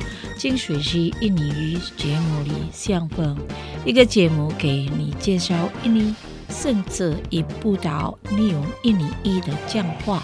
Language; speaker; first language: Chinese; non-native, fluent; Indonesian